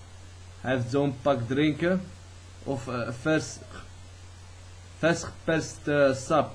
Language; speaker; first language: Dutch; early bilingual, other home language; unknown